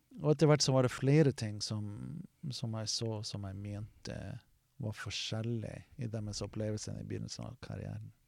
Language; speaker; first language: Norwegian; non-native, fluent; English